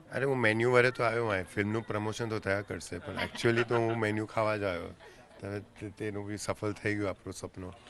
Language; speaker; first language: Gujarati; native; Gujarati